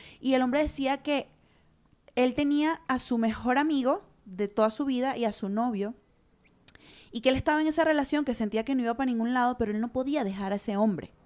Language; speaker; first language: Spanish; native; Spanish